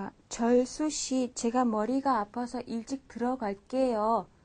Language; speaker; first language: Korean; non-native, fluent; Mongolian